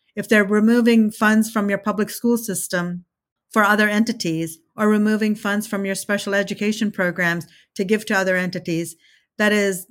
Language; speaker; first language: English; early bilingual, other home language; Telugu